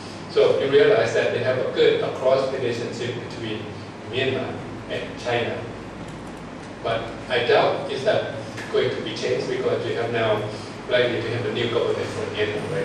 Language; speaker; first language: English; non-native, fluent; Thai